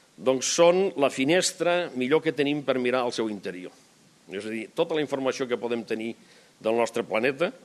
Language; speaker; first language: Catalan; native; Catalan